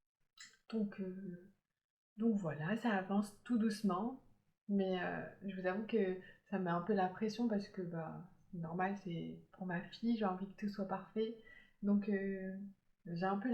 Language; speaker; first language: French; native; French